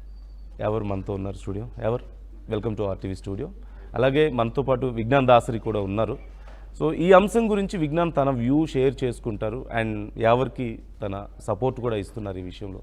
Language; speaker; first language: Telugu; native; Telugu